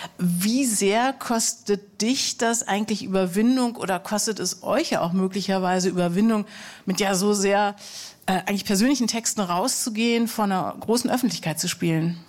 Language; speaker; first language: German; native; German